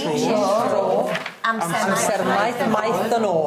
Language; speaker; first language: Welsh; non-native, learner; English